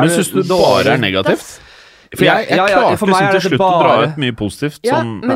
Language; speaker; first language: Norwegian; native; Norwegian